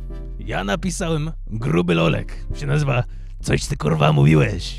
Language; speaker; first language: Polish; early bilingual, heritage; English